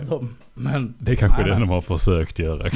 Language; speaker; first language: Swedish; native; Swedish